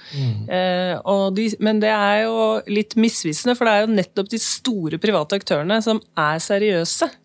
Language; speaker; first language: Norwegian; native; Norwegian